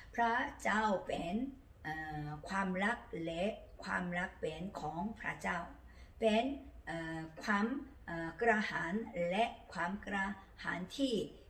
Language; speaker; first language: Thai; non-native, learner; Korean